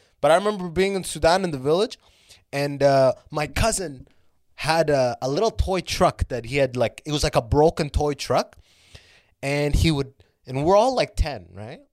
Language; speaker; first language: English; early bilingual, other home language; Arabic